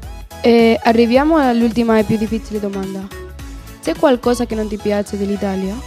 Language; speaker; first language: Italian; non-native, learner; Spanish